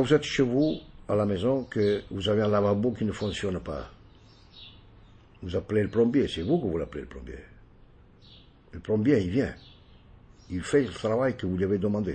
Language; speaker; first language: French; non-native, fluent; Italian